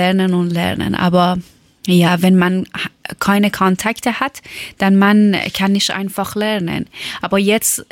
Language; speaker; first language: German; non-native, learner; Persian